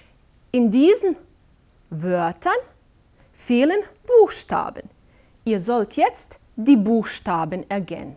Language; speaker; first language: German; non-native, fluent; Bosnian